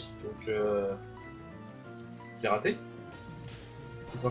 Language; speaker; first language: French; native; French